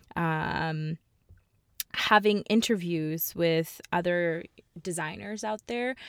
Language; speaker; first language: English; early bilingual, other home language; Russian